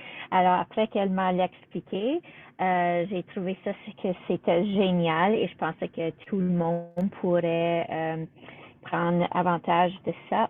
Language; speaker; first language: French; non-native, local second language; English